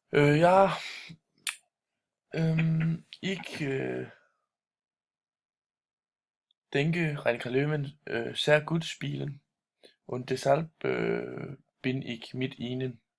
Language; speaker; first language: German; non-native, learner; Danish